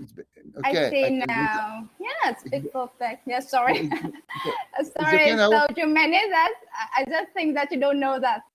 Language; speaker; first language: English; non-native, fluent; Vietnamese